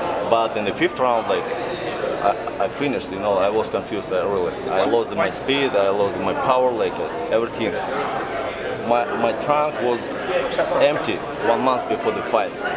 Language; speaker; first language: English; non-native, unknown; Russian